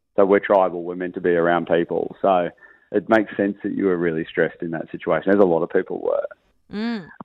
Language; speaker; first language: English; native; English